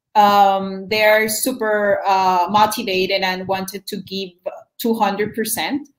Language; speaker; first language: English; non-native, fluent; Spanish